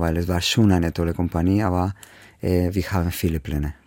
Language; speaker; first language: German; non-native, fluent; Spanish